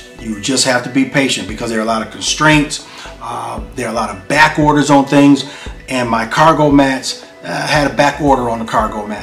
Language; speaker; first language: English; native; English